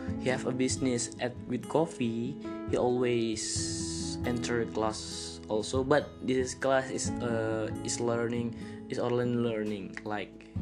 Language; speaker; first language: English; non-native, learner; Indonesian